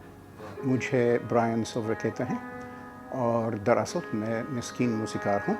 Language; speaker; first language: Urdu; non-native, fluent; English